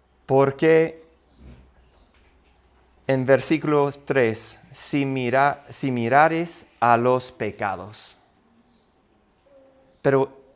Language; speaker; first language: Spanish; non-native, fluent; English